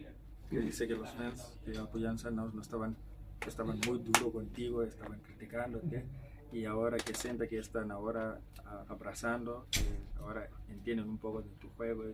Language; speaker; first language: Spanish; non-native, learner; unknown